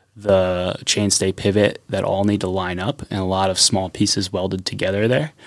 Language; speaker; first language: English; native; English